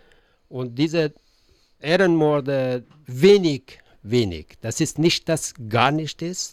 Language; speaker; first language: German; non-native, learner; Persian